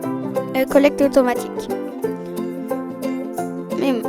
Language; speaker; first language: French; native; French